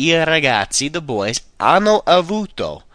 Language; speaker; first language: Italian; non-native, fluent; English